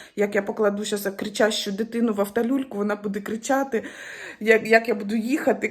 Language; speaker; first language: Ukrainian; native; Ukrainian